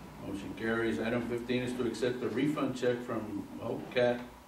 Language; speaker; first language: English; early bilingual, other home language; Spanish